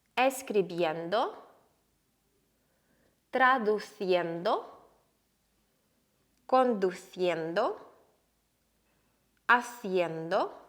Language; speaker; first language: Spanish; non-native, fluent; Ukrainian